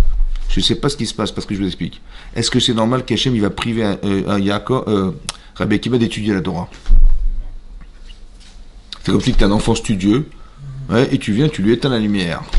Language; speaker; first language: French; native; French